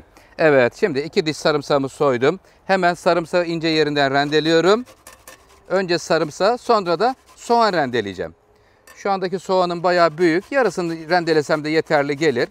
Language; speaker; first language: Turkish; native; Turkish